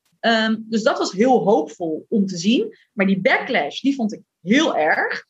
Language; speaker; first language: Dutch; early bilingual, other home language; Turkish